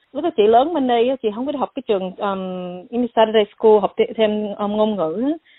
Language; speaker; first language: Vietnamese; early bilingual, heritage; Vietnamese